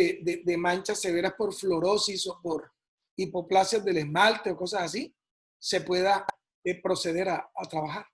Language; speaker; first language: Spanish; native; Spanish